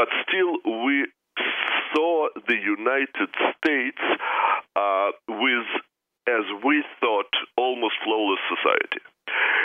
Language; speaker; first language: English; non-native, fluent; Russian